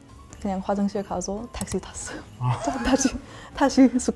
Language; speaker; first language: Korean; non-native, learner; English